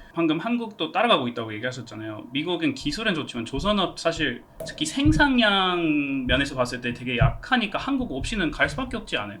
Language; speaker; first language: Korean; non-native, fluent; English